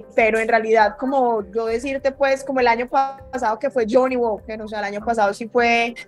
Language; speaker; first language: Spanish; native; Spanish